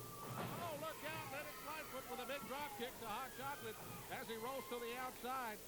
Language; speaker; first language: English; native; English